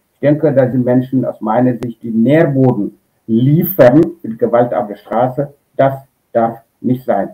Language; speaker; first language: German; non-native, fluent; Wolof